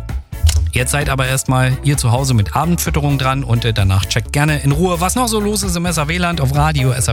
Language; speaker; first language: German; native; German